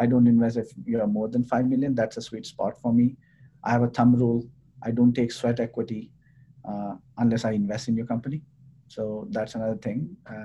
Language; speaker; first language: English; non-native, local second language; Hindi